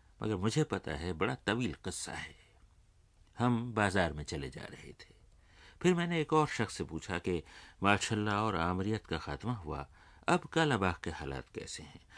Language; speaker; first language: Urdu; native; Urdu